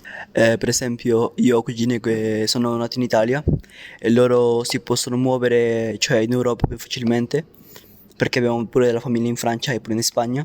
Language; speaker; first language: Italian; early bilingual, other home language; Spanish